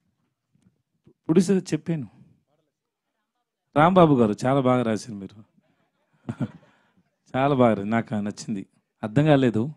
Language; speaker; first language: Telugu; non-native, learner; Tamil